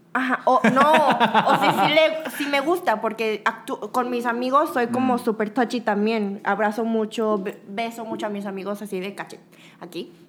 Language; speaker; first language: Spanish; early bilingual, other home language; Korean